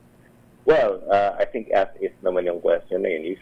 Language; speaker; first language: Filipino; native; Filipino